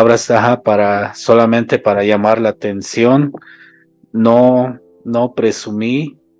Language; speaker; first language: Spanish; non-native, local second language; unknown